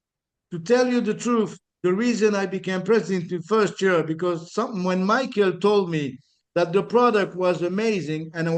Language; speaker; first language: English; non-native, fluent; French